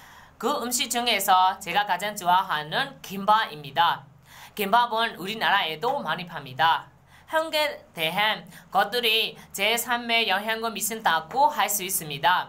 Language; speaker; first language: Korean; non-native, learner; Burmese